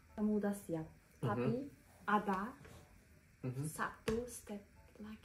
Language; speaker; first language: Indonesian; non-native, learner; Turkish